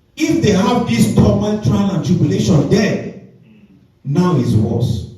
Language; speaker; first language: English; non-native, local second language; Yoruba